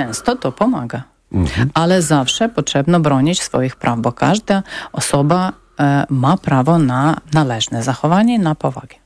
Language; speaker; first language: Polish; non-native, local second language; Ukrainian